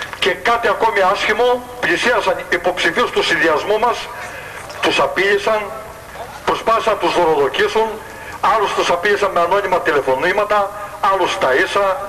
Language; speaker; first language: Greek; native; Greek